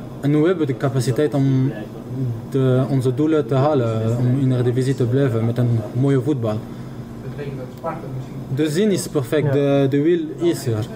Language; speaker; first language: Dutch; non-native, fluent; French